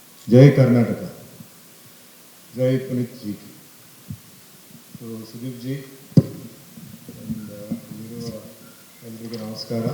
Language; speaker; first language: Kannada; non-native, fluent; Tulu